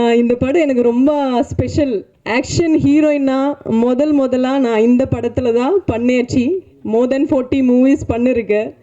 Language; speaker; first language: Tamil; non-native, fluent; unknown